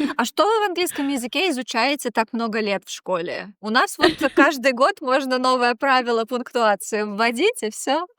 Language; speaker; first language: Russian; native; Russian